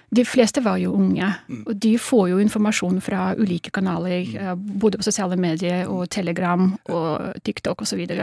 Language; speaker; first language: Norwegian; non-native, fluent; Russian